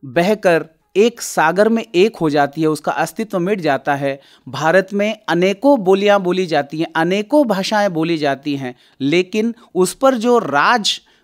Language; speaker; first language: Hindi; non-native, local second language; Marathi